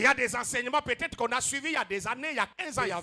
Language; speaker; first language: French; non-native, local second language; Lingala